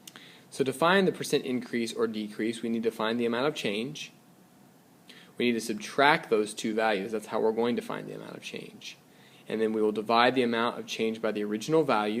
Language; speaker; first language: English; native; English